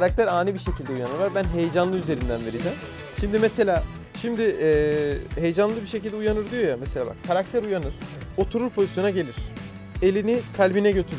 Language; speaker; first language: Turkish; native; Turkish